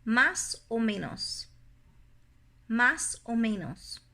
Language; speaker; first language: Spanish; non-native, fluent; English